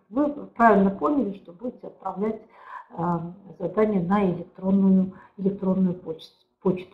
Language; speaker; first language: Russian; native; Russian